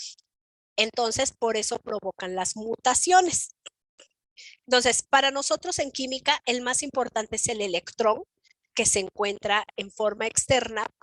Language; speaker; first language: Spanish; native; Spanish